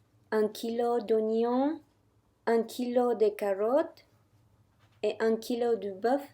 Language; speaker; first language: French; non-native, fluent; Vietnamese